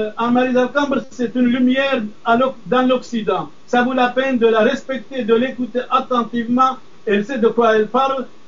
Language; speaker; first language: French; non-native, fluent; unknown